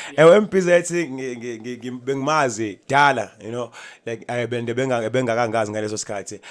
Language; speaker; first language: Zulu; native; Zulu